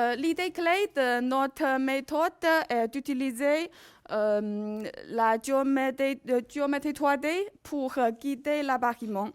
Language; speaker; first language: French; non-native, learner; Chinese